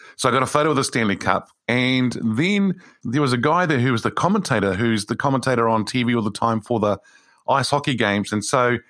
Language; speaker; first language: English; native; English